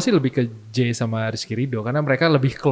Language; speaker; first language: Indonesian; native; Indonesian